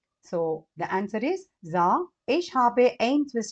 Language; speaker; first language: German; non-native, fluent; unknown